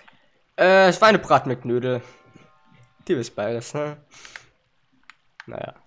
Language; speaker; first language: German; native; German